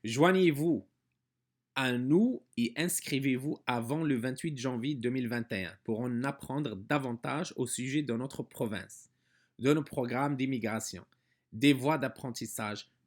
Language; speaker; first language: French; non-native, local second language; Arabic